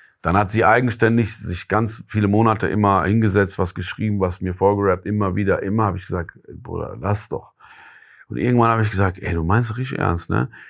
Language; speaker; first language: German; early bilingual, other home language; Persian